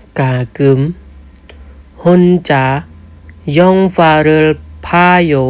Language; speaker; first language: Korean; non-native, fluent; Khmer